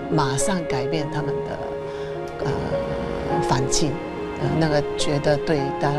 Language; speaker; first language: Chinese; non-native, fluent; Japanese